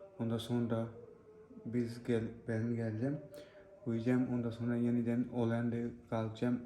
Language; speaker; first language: Turkish; non-native, learner; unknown